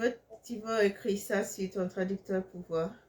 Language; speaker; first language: French; non-native, fluent; English